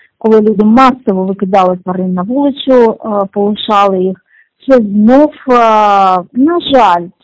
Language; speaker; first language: Ukrainian; non-native, local second language; Russian